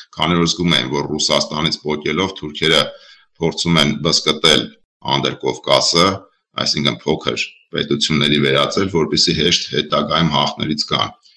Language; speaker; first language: Armenian; native; Armenian